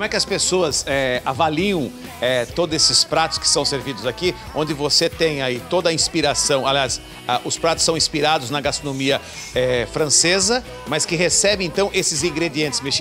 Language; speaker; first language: Spanish; non-native, learner; Portuguese